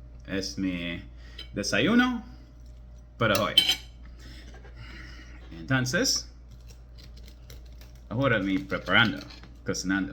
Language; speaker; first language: Spanish; non-native, learner; English